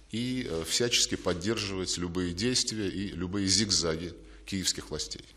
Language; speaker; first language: Russian; native; Russian